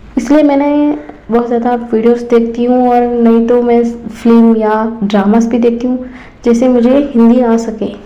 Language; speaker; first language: Hindi; non-native, local second language; Tamil